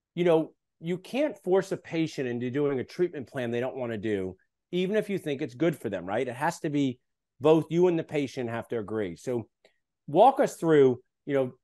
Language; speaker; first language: English; native; English